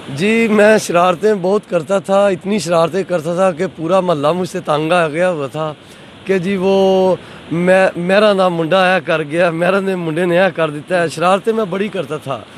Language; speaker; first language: Urdu; non-native, local second language; Punjabi